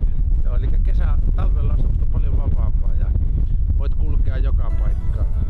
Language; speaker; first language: Finnish; native; Finnish